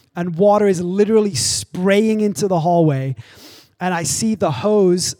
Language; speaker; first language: English; native; English